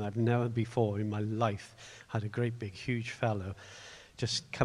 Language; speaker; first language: English; native; English